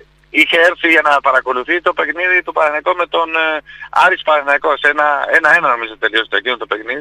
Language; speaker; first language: Greek; non-native, fluent; Spanish